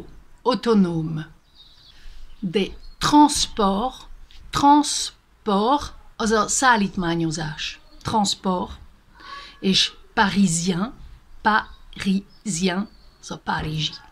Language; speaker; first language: Hungarian; early bilingual, heritage; Hungarian